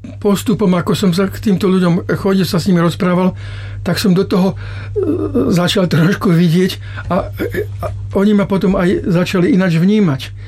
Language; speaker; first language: Slovak; native; Slovak